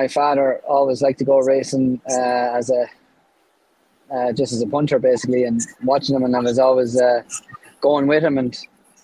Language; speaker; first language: English; native; English